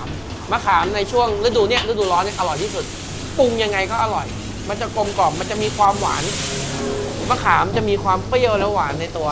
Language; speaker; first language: Thai; native; Thai